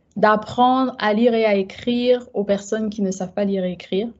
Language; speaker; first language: French; native; French